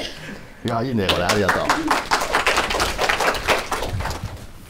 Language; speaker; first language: Japanese; native; Japanese